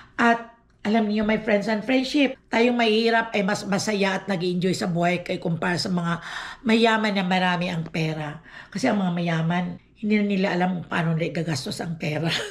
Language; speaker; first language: Filipino; non-native, local second language; Aklanon